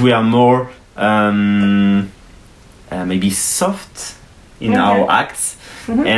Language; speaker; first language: English; non-native, learner; French